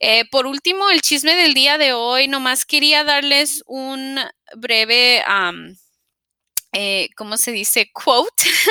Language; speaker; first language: Spanish; early bilingual, heritage; Spanish